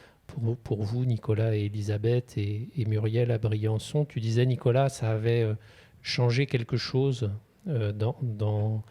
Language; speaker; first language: French; native; French